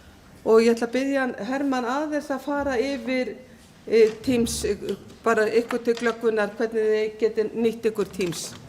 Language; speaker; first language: Icelandic; native; Icelandic